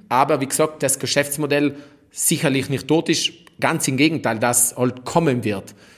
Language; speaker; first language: German; native; German